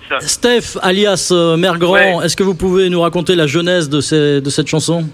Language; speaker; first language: French; native; French